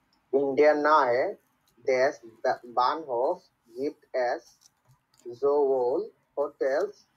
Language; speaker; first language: German; non-native, learner; Bangla